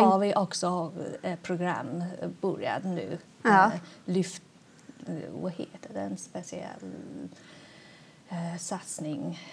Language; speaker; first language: Swedish; non-native, fluent; Chinese